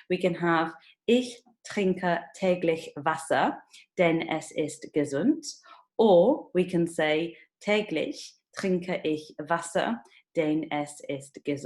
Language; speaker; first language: German; non-native, fluent; English